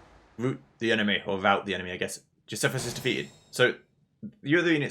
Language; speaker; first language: English; native; English